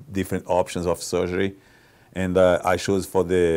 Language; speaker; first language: English; non-native, fluent; Portuguese